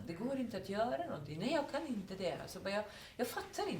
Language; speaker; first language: Swedish; non-native, fluent; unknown